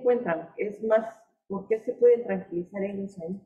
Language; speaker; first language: Spanish; native; Spanish